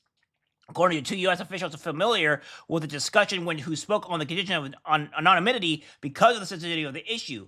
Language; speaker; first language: English; native; English